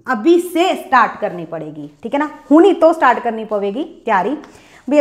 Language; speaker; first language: Hindi; non-native, local second language; Punjabi